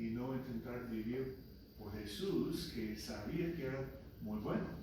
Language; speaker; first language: Spanish; non-native, local second language; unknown